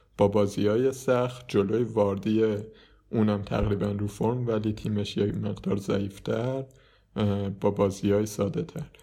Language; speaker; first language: Persian; native; Persian